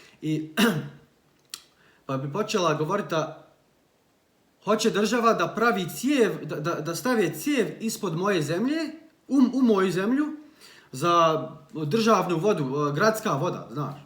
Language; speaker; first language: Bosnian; early bilingual, heritage; Bosnian